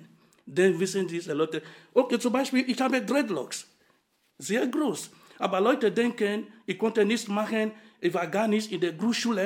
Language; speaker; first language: German; non-native, fluent; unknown